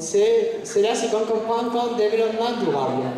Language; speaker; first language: French; non-native, fluent; Spanish